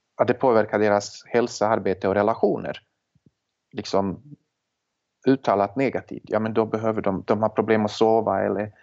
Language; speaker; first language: Swedish; non-native, fluent; Serbian